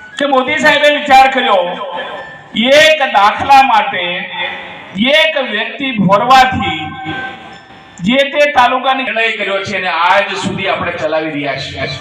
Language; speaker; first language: Gujarati; non-native, local second language; Bhili